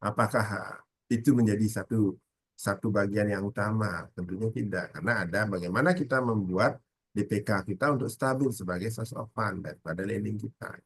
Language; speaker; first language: Indonesian; native; Indonesian